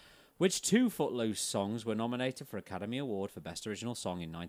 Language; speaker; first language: English; native; English